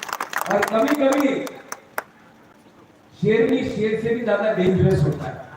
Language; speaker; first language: Hindi; non-native, local second language; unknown